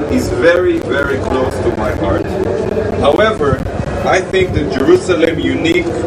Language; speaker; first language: English; non-native, fluent; Hebrew